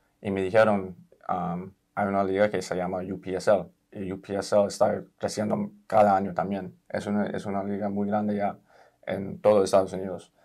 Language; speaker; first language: Spanish; early bilingual, heritage; Spanish